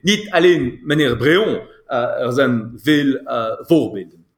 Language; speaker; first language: Dutch; non-native, local second language; French